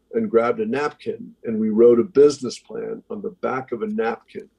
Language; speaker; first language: English; native; English